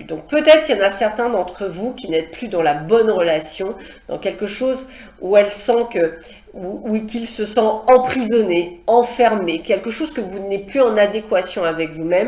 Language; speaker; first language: French; native; French